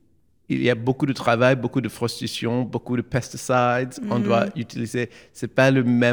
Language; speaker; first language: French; non-native, learner; English